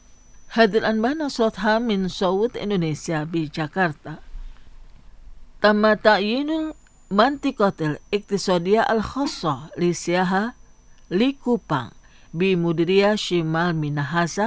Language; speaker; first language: Arabic; non-native, fluent; Indonesian